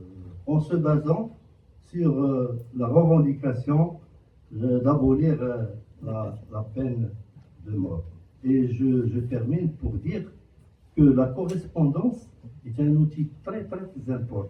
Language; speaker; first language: French; non-native, local second language; Arabic